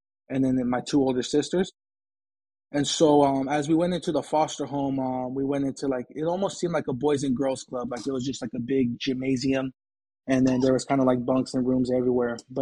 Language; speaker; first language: English; native; English